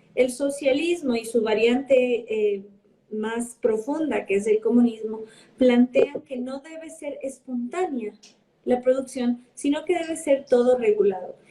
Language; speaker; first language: Spanish; early bilingual, heritage; Spanish